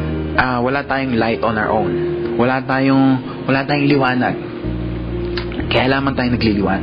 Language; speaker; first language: Filipino; native; Filipino